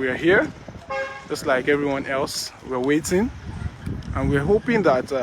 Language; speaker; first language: English; non-native, local second language; Yoruba